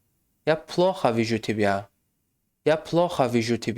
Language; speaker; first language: Russian; non-native, fluent; Tajik